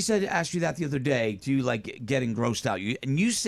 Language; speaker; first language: English; native; English